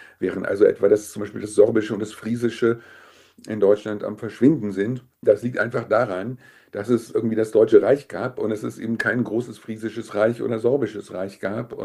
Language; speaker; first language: German; native; German